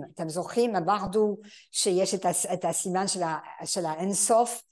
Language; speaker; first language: Hebrew; non-native, fluent; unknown